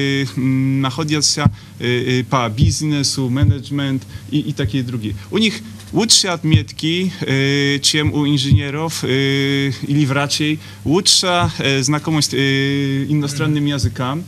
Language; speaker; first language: Russian; non-native, fluent; Polish